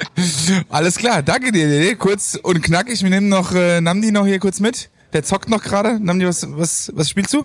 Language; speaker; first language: German; native; German